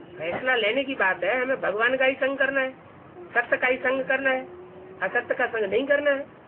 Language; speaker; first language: Hindi; native; Hindi